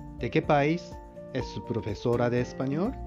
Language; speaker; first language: Spanish; non-native, fluent; Japanese